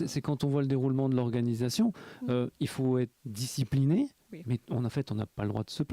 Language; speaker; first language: French; native; French